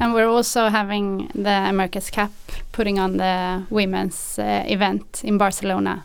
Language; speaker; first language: English; non-native, fluent; Swedish